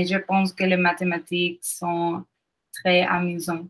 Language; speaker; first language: French; non-native, learner; Spanish